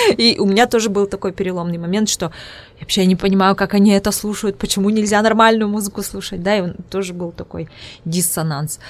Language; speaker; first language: Russian; non-native, local second language; Udmurt